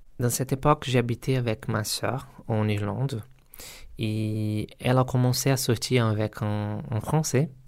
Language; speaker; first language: French; non-native, learner; Portuguese